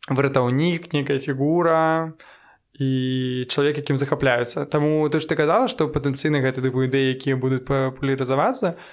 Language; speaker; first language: Belarusian; non-native, local second language; Russian